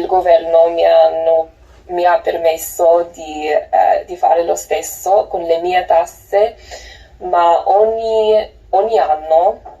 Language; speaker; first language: Italian; non-native, learner; English